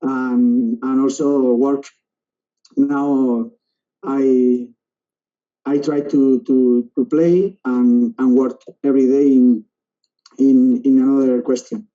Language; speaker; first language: English; non-native, learner; Spanish